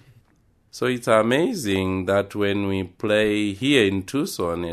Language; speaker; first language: English; non-native, local second language; Shona